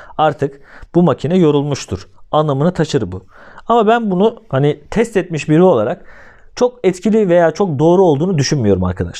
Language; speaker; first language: Turkish; native; Turkish